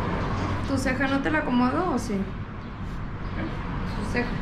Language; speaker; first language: Spanish; native; Spanish